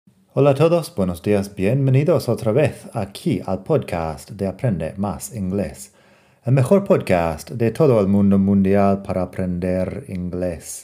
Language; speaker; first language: Spanish; non-native, fluent; English